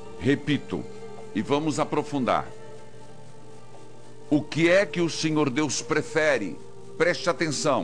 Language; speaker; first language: Portuguese; native; Portuguese